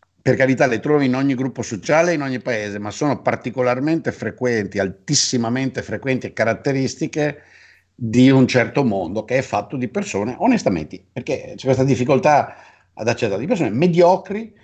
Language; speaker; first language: Italian; native; Italian